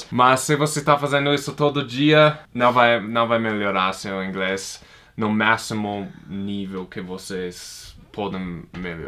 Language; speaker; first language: Portuguese; non-native, fluent; English